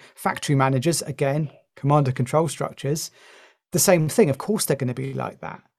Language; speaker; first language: English; native; English